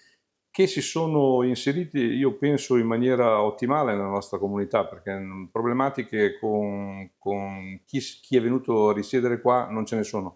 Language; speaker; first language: Italian; native; Italian